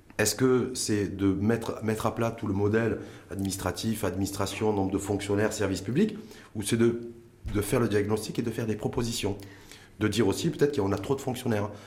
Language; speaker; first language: French; non-native, local second language; Arabic